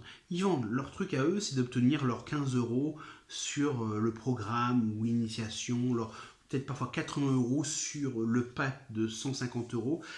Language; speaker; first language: French; native; French